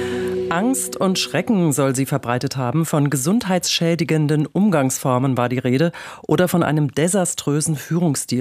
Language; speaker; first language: German; native; German